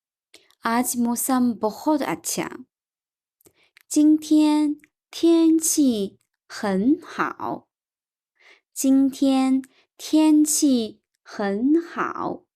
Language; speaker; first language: Chinese; non-native, learner; Urdu